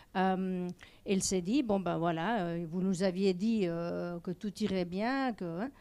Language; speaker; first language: French; non-native, fluent; Spanish